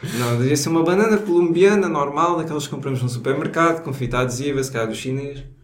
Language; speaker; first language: Portuguese; native; Portuguese